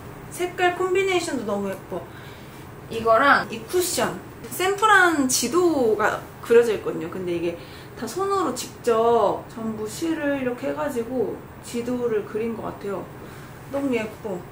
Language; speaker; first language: Korean; native; Korean